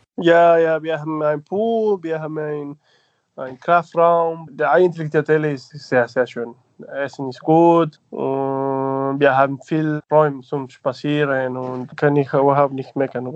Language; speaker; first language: German; non-native, fluent; Spanish